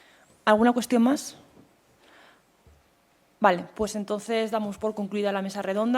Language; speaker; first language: Spanish; native; Spanish